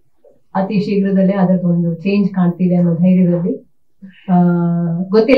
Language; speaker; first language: Kannada; native; Kannada